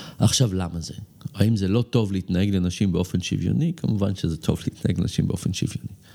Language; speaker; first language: Hebrew; native; Hebrew